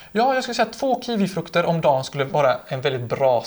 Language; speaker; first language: Swedish; native; Swedish